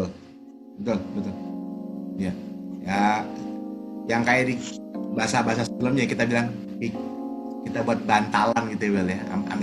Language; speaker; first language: Indonesian; native; Indonesian